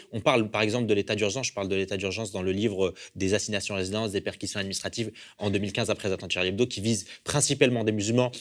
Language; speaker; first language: French; early bilingual, other home language; Arabic